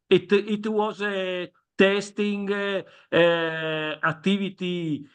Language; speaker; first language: English; non-native, learner; Italian